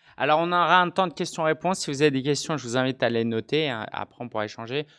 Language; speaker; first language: French; native; French